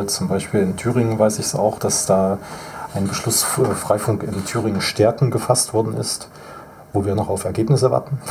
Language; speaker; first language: German; native; German